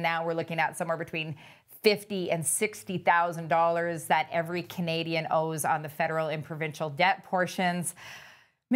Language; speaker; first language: English; native; English